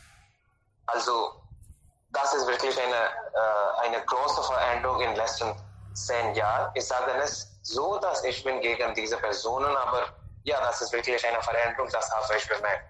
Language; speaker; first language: German; non-native, learner; Hindi